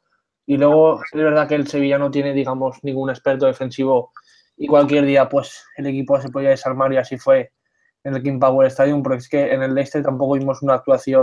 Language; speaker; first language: Spanish; native; Spanish